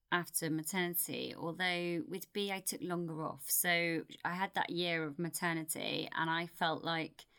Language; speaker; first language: English; native; English